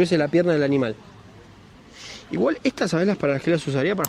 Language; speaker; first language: Spanish; native; Spanish